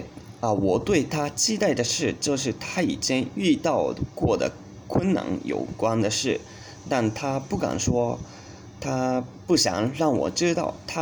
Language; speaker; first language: Chinese; non-native, learner; Japanese